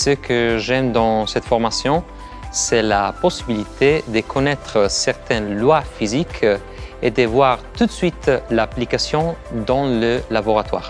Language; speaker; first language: French; non-native, fluent; Italian